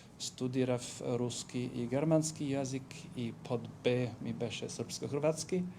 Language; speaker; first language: Macedonian; non-native, fluent; English